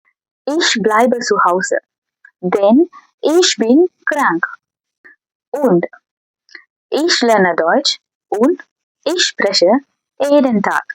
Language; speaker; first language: German; non-native, learner; Tamil